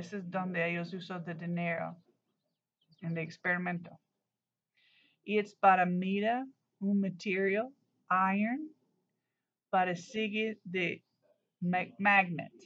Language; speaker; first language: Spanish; non-native, learner; English